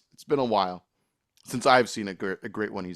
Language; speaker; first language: English; native; English